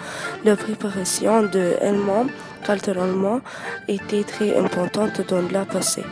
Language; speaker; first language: French; non-native, learner; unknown